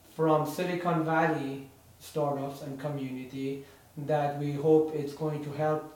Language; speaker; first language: English; non-native, fluent; Persian